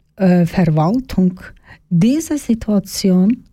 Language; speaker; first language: German; non-native, learner; Turkish